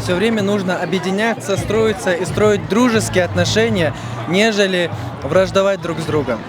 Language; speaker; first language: Russian; non-native, local second language; Chechen